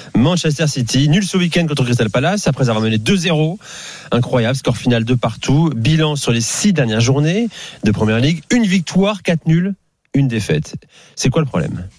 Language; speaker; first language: French; native; French